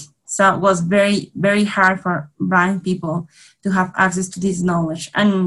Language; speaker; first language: English; non-native, fluent; Spanish